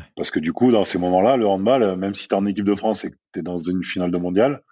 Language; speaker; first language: French; native; French